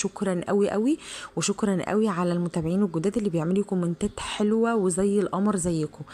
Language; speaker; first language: Arabic; native; Arabic